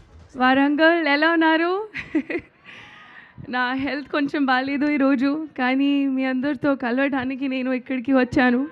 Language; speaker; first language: Telugu; non-native, learner; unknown